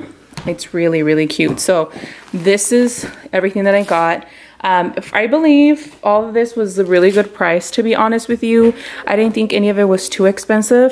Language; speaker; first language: English; early bilingual, other home language; Spanish